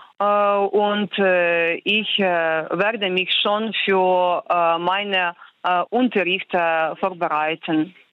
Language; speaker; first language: German; non-native, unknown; Ukrainian